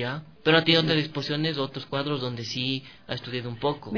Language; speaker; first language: Spanish; native; Spanish